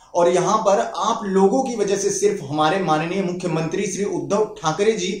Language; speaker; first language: Hindi; non-native, local second language; Marathi